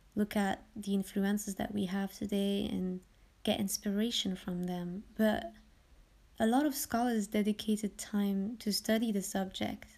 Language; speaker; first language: English; early bilingual, heritage; French